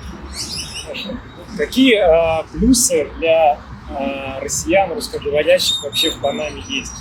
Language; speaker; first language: Russian; native; Russian